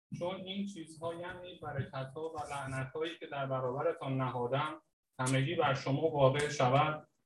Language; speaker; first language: Persian; native; Persian